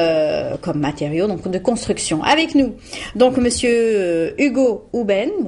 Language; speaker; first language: French; native; French